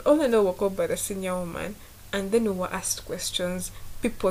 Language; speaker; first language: English; non-native, local second language; Ganda